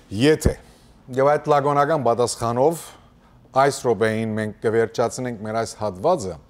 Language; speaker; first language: Armenian; early bilingual, heritage; Armenian